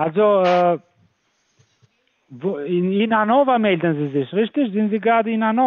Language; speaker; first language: German; non-native, fluent; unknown